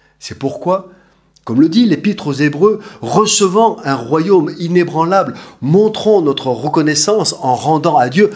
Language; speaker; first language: French; native; French